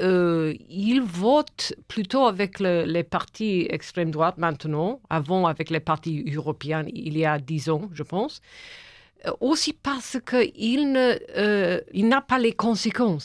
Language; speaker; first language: French; non-native, fluent; English